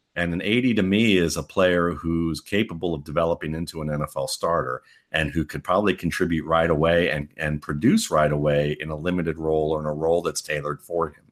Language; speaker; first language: English; native; English